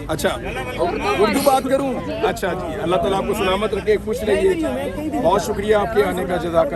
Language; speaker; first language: Hindi; non-native, local second language; Punjabi